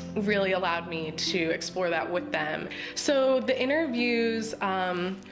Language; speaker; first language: English; native; English